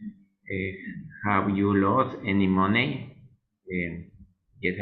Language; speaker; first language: English; non-native, learner; Spanish